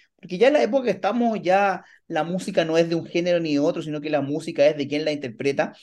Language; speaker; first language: Spanish; native; Spanish